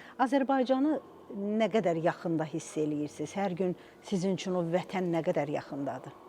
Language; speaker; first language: Azerbaijani; native; Azerbaijani